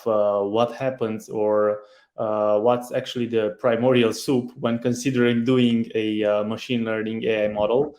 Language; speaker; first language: English; non-native, fluent; Romanian